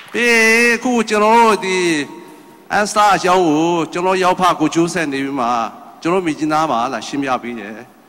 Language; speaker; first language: Burmese; non-native, local second language; Chinese